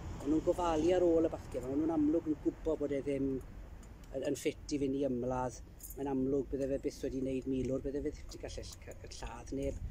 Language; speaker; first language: Welsh; early bilingual, heritage; Welsh